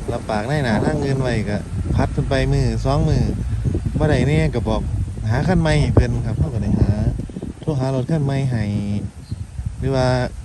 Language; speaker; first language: Thai; native; Thai